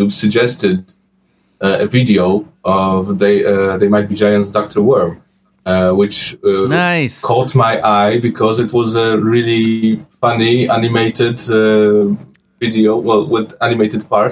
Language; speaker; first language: English; non-native, fluent; Polish